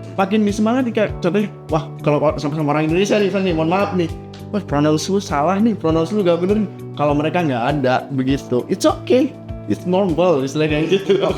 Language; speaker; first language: Indonesian; native; Indonesian